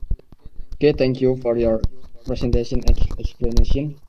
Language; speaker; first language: English; non-native, learner; Indonesian